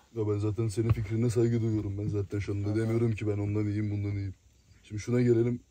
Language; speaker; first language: Turkish; early bilingual, heritage; Turkish